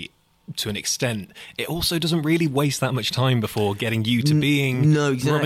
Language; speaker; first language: English; native; English